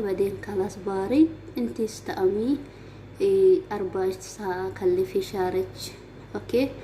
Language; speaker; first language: Arabic; non-native, learner; Oromo